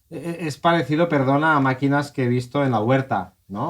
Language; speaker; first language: Spanish; native; Spanish